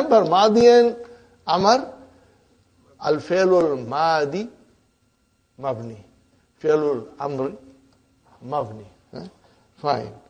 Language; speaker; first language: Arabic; non-native, fluent; Urdu